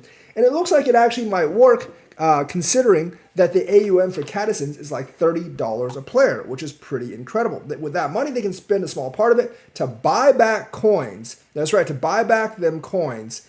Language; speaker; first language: English; native; English